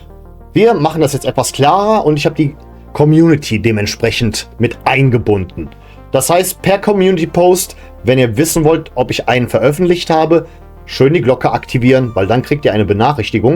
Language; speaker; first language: German; native; German